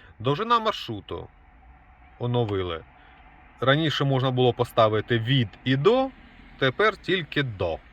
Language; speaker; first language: Ukrainian; non-native, local second language; Russian